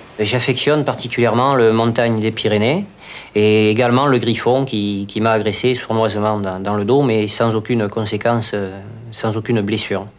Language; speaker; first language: French; native; French